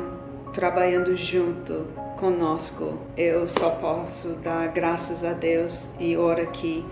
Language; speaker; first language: Portuguese; non-native, fluent; English